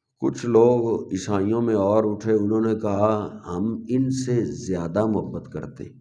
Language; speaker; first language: Urdu; non-native, local second language; Punjabi